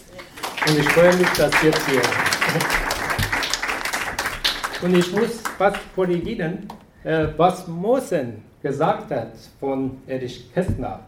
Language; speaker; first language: German; non-native, fluent; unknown